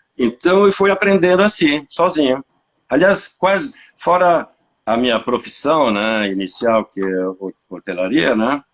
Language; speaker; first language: Portuguese; non-native, fluent; French